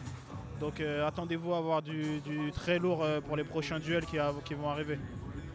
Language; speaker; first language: French; native; French